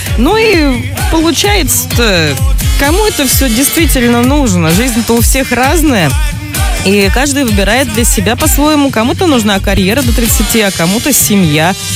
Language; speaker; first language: Russian; native; Russian